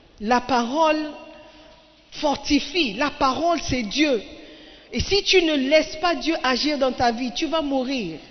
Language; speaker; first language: French; non-native, fluent; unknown